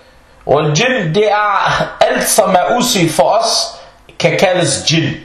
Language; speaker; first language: Danish; early bilingual, other home language; Arabic